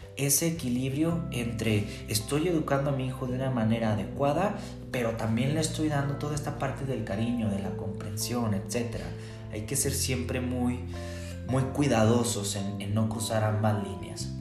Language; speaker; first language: Spanish; native; Spanish